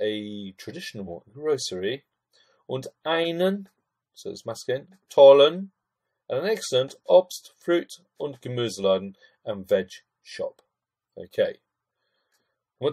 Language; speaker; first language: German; non-native, fluent; English